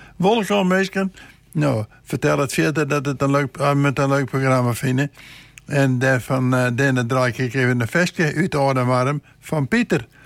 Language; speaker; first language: Dutch; non-native, local second language; Western Frisian